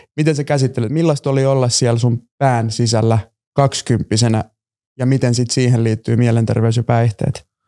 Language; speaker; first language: Finnish; native; Finnish